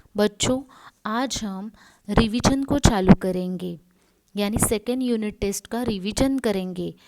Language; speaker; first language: Hindi; non-native, local second language; Marathi